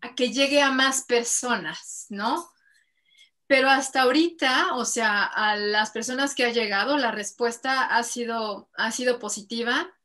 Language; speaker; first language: Spanish; native; Spanish